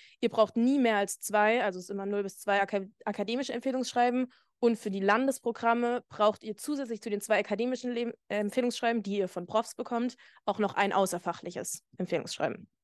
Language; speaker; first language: German; native; German